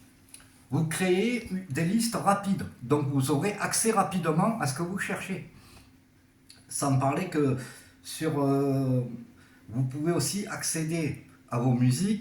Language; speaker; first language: French; native; French